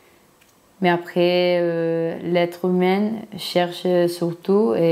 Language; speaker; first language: French; non-native, learner; Spanish